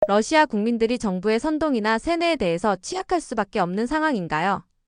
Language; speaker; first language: Korean; native; Korean